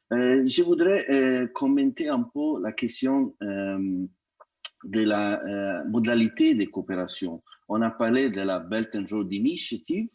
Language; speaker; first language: French; non-native, fluent; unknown